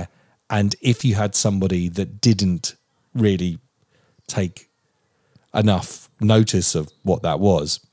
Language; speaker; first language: English; native; English